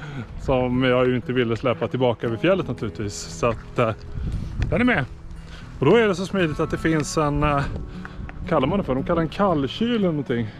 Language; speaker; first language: Swedish; native; Swedish